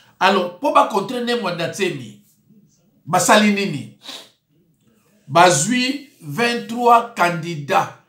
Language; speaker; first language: Lingala; non-native, local second language; Kongo